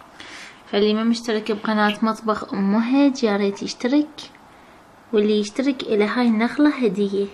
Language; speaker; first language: Arabic; native; Arabic